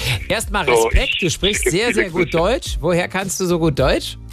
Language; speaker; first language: German; native; German